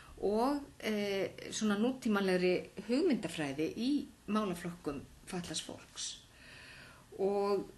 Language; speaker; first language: Icelandic; native; Icelandic